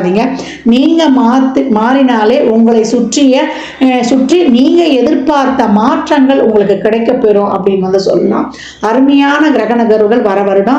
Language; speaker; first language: Tamil; native; Tamil